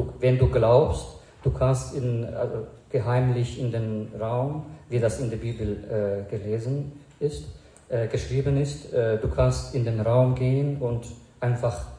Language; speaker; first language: German; non-native, fluent; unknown